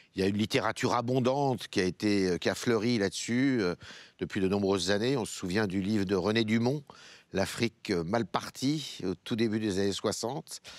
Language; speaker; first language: French; native; French